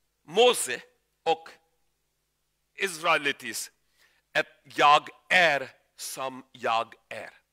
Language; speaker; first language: Swedish; non-native, learner; Urdu